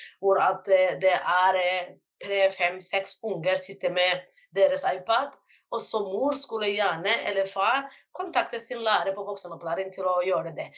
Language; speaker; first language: Norwegian; non-native, fluent; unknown